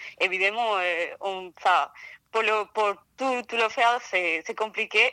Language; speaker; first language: French; non-native, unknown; Spanish